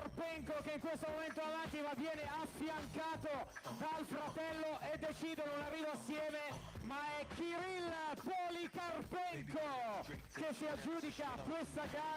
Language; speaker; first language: Italian; native; Italian